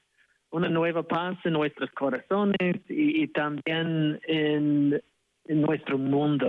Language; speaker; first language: Spanish; non-native, fluent; English